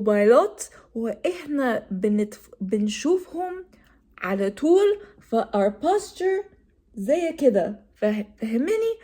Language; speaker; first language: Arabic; non-native, learner; English